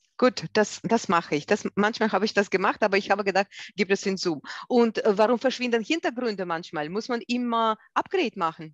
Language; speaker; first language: German; non-native, fluent; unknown